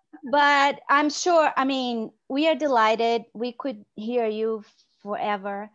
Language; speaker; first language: English; non-native, fluent; Portuguese